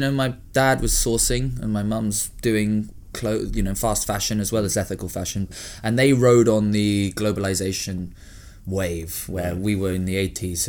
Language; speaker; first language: English; native; English